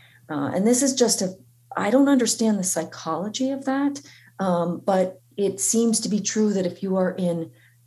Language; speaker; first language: English; native; English